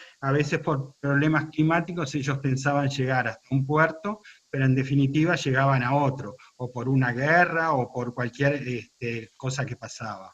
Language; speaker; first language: Spanish; native; Spanish